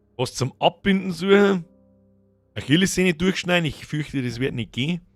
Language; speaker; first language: German; native; German